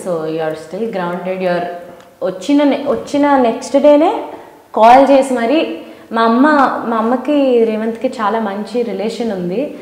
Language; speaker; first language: Telugu; native; Telugu